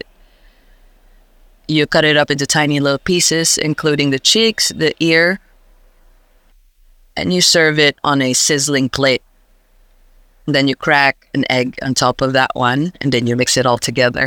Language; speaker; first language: English; non-native, local second language; Hiligaynon